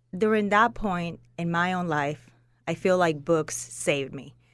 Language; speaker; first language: English; non-native, fluent; Spanish